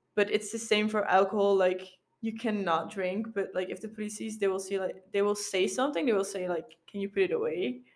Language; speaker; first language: English; non-native, fluent; Dutch